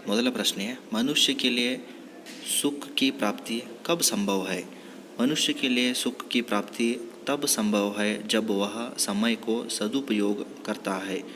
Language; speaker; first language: Hindi; non-native, local second language; Kannada